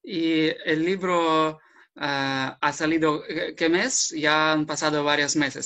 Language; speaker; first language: Spanish; non-native, fluent; Ukrainian